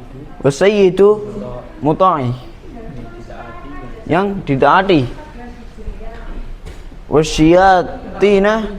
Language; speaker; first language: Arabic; non-native, fluent; Indonesian